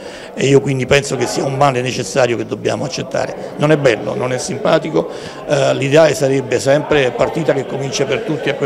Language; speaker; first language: Italian; native; Italian